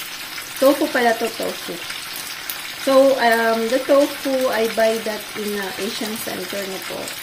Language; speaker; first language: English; non-native, local second language; Filipino